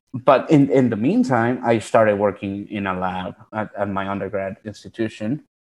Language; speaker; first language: English; early bilingual, other home language; Spanish